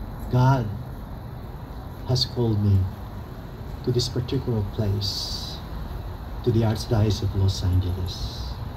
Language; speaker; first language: English; non-native, local second language; Filipino